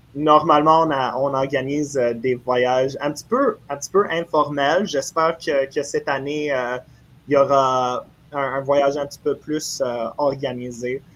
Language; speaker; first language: French; native; French